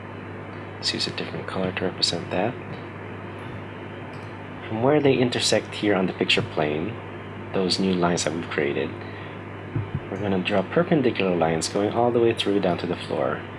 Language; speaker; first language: English; native; English